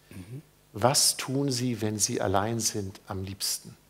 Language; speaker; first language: German; native; German